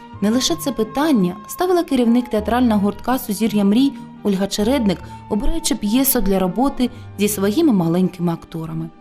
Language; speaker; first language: Ukrainian; native; Ukrainian